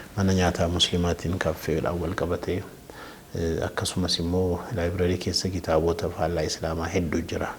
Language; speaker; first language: Oromo; native; Oromo